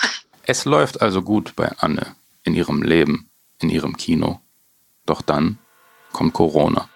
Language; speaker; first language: German; native; German